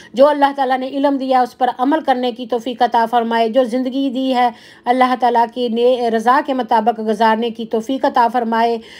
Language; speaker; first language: Urdu; non-native, local second language; Punjabi